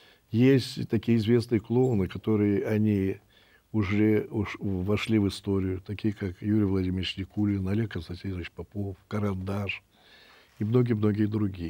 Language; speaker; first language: Russian; native; Russian